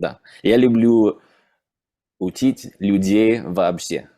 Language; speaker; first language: Russian; non-native, learner; English